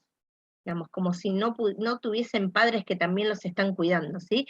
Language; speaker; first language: Spanish; native; Spanish